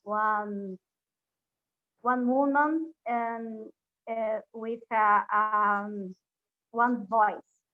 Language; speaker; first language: English; non-native, learner; Portuguese